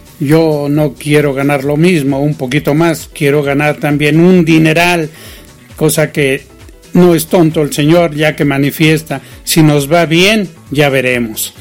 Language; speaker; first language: Spanish; native; Spanish